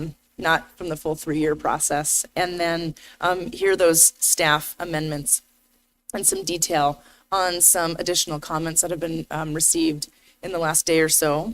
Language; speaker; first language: English; native; English